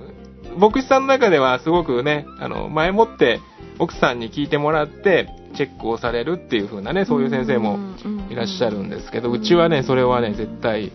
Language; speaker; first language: Japanese; native; Japanese